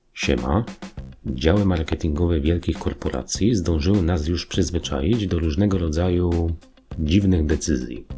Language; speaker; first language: Polish; native; Polish